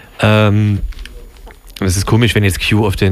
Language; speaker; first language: German; native; German